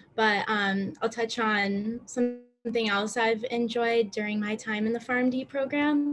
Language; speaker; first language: English; native; English